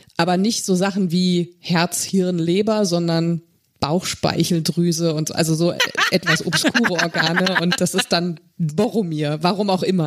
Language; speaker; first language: German; native; German